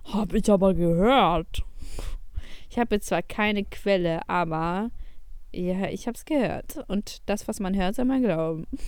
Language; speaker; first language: German; early bilingual, other home language; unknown